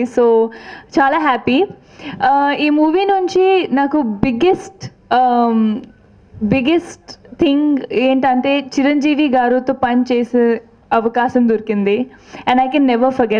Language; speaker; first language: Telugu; non-native, fluent; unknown